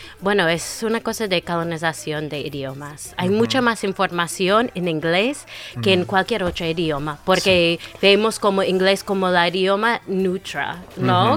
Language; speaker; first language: Spanish; non-native, fluent; English